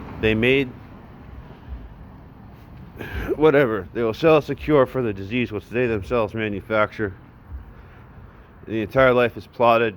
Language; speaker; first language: English; native; English